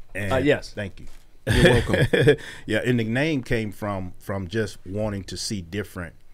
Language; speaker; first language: English; native; English